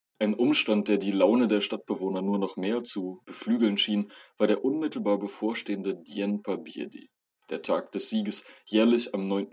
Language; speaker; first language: German; native; German